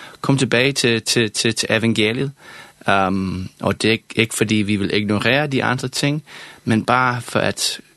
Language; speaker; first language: Danish; non-native, fluent; English